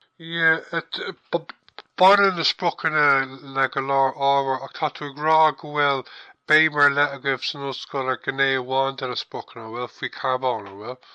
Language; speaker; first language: Irish; non-native, local second language; English